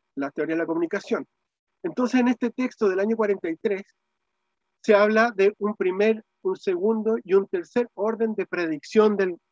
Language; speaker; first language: Spanish; native; Spanish